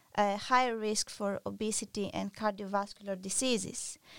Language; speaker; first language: English; non-native, fluent; Greek